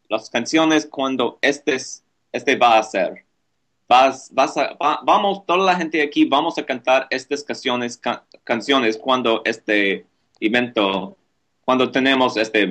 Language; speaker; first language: Spanish; non-native, learner; English